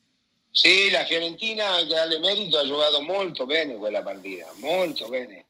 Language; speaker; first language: Italian; non-native, fluent; Spanish